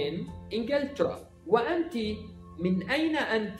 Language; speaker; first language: Arabic; early bilingual, heritage; Arabic